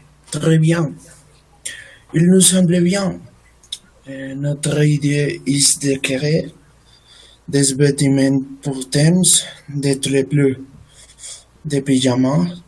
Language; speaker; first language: French; non-native, learner; Spanish